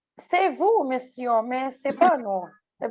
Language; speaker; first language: French; non-native, fluent; Arabic